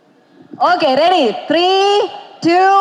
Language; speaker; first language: Tamil; native; Tamil